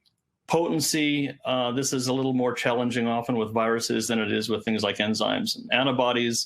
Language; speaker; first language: English; native; English